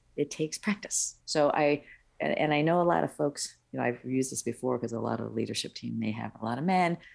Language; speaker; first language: English; early bilingual, other home language; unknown